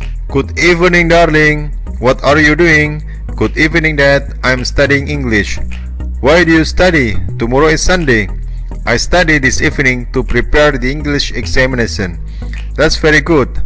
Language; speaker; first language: English; non-native, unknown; Indonesian